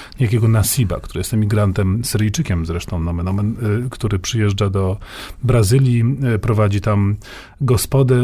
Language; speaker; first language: Polish; native; Polish